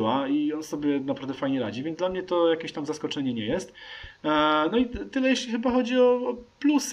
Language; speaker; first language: Polish; native; Polish